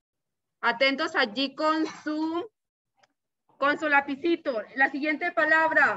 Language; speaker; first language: Spanish; native; Spanish